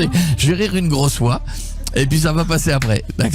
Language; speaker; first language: French; native; French